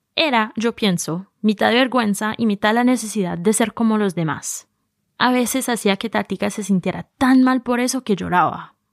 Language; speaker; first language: Spanish; early bilingual, heritage; Spanish